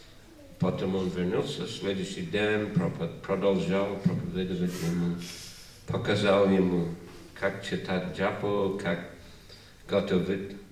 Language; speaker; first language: Russian; non-native, learner; English